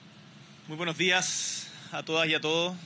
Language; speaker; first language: Spanish; native; Spanish